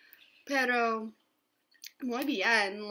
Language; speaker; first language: Spanish; non-native, learner; English